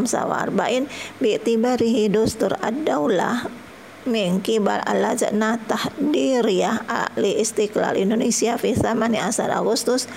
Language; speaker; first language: Arabic; non-native, learner; Indonesian